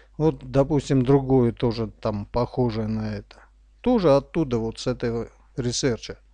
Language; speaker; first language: Russian; non-native, local second language; Armenian